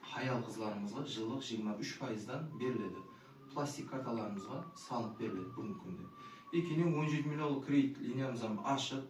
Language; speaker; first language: Uzbek; non-native, local second language; Kara-Kalpak